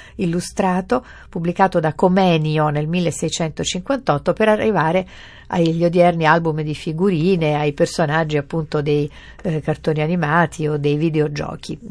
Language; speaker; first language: Italian; native; Italian